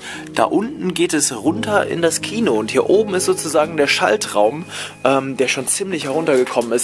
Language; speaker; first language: German; native; German